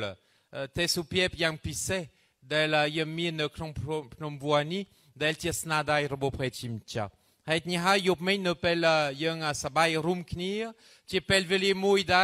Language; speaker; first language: Khmer; non-native, fluent; French